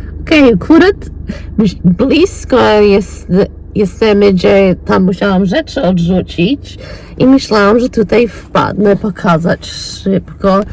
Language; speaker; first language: Polish; early bilingual, heritage; Polish